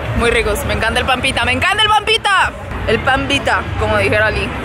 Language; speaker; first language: Spanish; native; Spanish